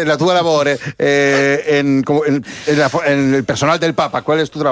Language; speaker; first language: Spanish; native; Spanish